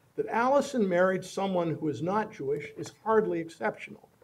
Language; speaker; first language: English; native; English